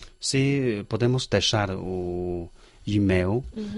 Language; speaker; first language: Portuguese; non-native, learner; Chinese